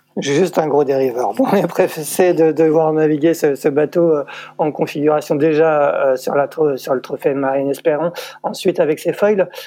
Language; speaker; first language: French; native; French